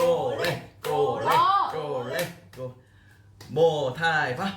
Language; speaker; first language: Korean; native; Korean